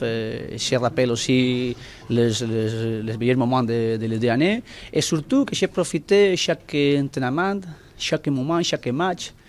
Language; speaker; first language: French; non-native, learner; Spanish